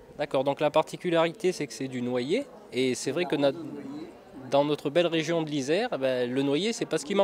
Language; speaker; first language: French; native; French